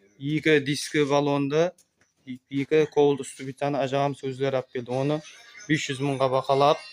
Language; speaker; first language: Uzbek; non-native, local second language; Kara-Kalpak